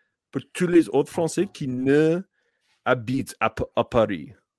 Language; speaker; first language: French; non-native, learner; English